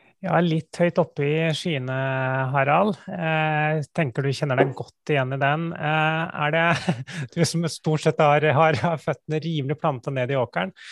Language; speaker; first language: Norwegian; native; Norwegian